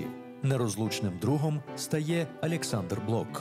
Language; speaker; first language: Ukrainian; native; Ukrainian